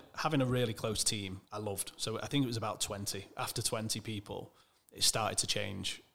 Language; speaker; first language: English; native; English